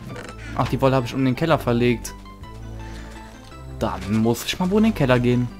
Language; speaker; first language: German; native; German